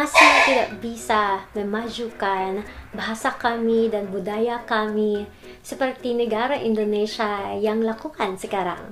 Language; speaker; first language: Indonesian; non-native, learner; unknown